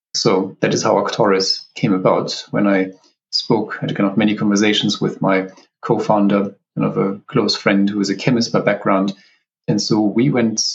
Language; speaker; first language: English; non-native, fluent; German